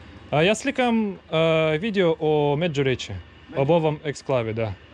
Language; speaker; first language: Serbian; non-native, learner; Russian